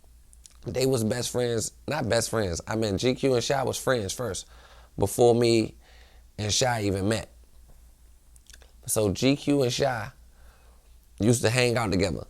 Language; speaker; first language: English; native; English